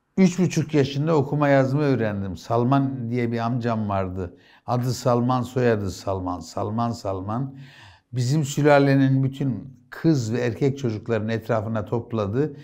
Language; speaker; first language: Turkish; native; Turkish